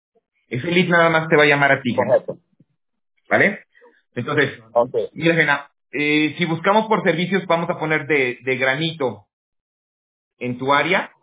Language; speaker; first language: Spanish; native; Spanish